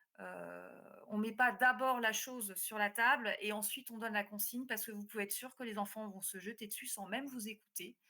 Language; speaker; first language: French; native; French